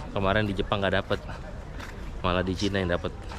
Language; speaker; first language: Indonesian; native; Indonesian